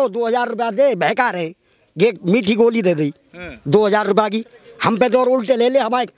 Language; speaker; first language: Hindi; native; Hindi